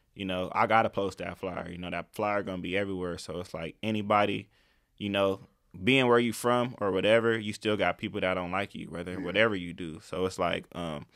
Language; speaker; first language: English; native; English